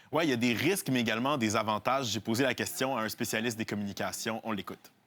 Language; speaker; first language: French; native; French